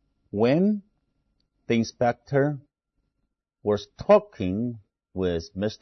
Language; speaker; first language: English; non-native, fluent; Chinese